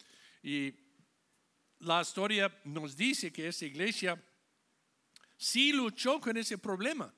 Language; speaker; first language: Spanish; non-native, fluent; English